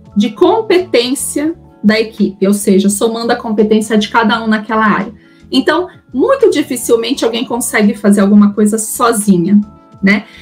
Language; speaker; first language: Portuguese; native; Portuguese